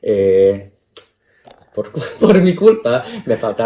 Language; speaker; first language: Spanish; non-native, fluent; Cantonese